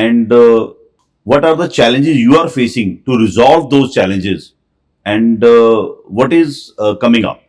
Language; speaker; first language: English; non-native, local second language; Hindi